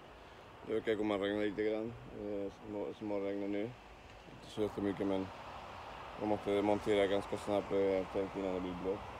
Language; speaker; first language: Swedish; non-native, learner; Spanish